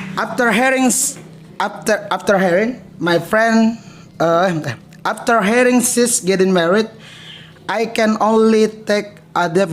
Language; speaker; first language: English; non-native, learner; Indonesian